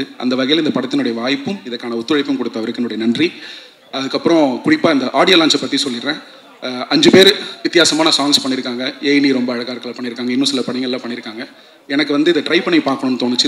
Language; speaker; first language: Tamil; native; Tamil